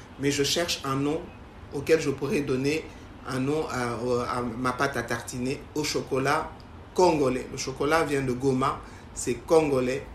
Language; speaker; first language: French; native; French